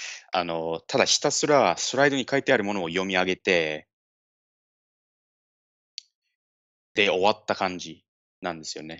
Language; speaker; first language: Japanese; non-native, fluent; English